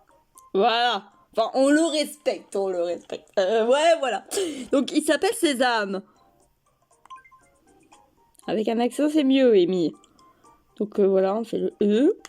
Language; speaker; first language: French; native; French